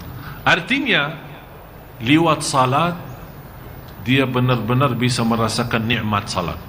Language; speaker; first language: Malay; non-native, fluent; Arabic